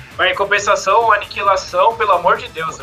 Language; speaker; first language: Portuguese; native; Portuguese